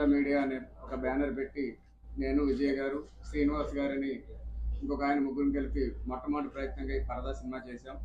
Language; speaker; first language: Telugu; native; Telugu